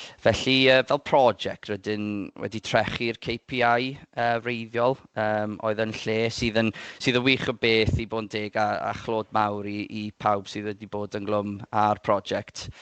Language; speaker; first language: Welsh; native; Welsh